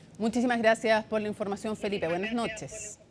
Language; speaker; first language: Spanish; native; Spanish